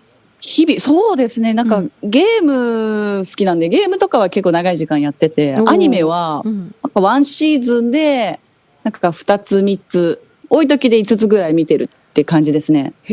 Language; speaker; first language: Japanese; native; Japanese